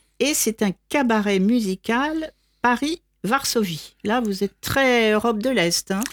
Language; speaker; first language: French; native; French